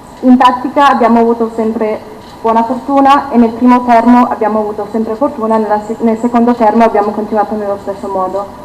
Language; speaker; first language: Italian; non-native, fluent; Turkish